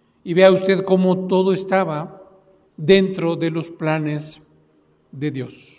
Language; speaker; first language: Spanish; native; Spanish